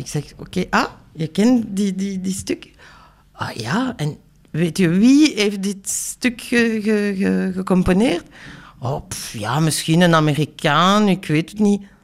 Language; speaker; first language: Dutch; non-native, local second language; French